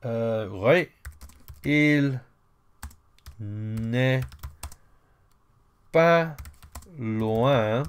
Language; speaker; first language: French; non-native, fluent; English